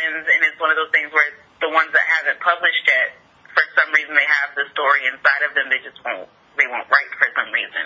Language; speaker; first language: English; native; English